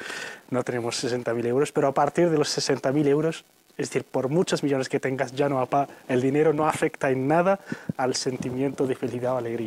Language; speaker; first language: Spanish; native; Spanish